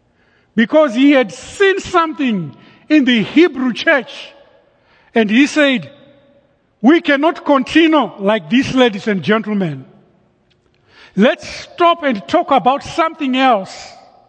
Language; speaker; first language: English; non-native, local second language; Shona